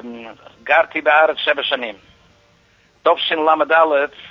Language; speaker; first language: Hebrew; non-native, fluent; Yiddish